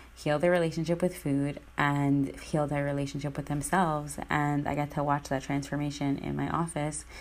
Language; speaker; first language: English; native; English